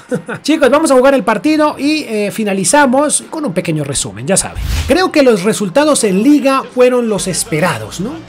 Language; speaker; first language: Spanish; native; Spanish